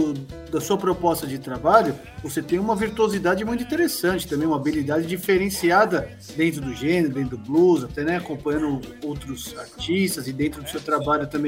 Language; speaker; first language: Portuguese; native; Portuguese